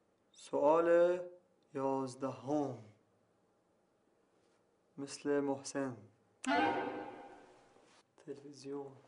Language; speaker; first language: Persian; non-native, learner; Arabic